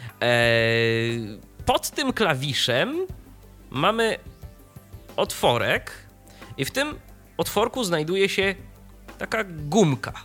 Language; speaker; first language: Polish; native; Polish